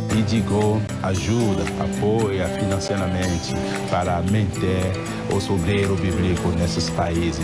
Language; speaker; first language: Portuguese; non-native, fluent; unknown